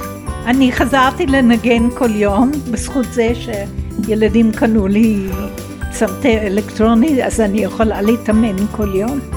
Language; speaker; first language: Hebrew; non-native, fluent; English